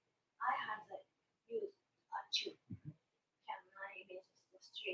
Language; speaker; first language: English; non-native, learner; Japanese